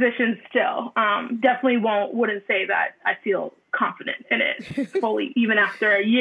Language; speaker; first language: English; native; English